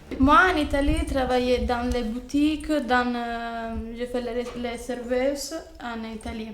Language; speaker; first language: French; non-native, learner; Italian